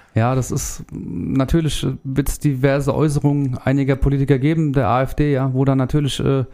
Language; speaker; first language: German; native; German